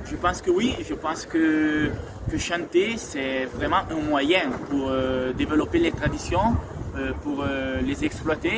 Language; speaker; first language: French; non-native, local second language; Italian